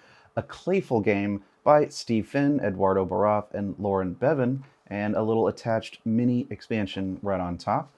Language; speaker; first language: English; native; English